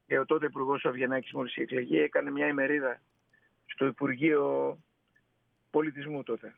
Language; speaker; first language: Greek; native; Greek